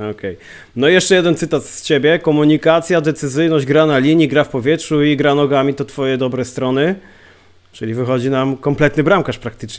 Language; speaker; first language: Polish; native; Polish